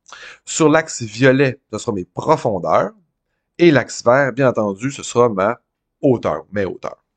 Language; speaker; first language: French; native; French